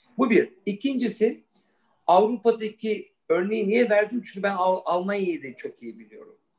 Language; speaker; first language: Turkish; early bilingual, heritage; Turkish